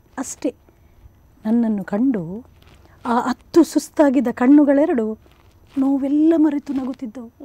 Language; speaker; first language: Kannada; non-native, local second language; Konkani